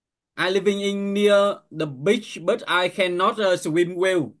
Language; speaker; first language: English; non-native, learner; Vietnamese